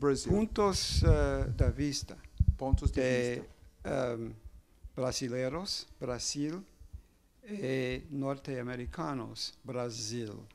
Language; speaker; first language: Portuguese; non-native, learner; English